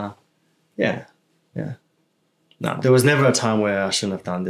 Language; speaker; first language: English; early bilingual, other home language; Chinese